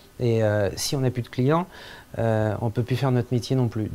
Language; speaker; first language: French; native; French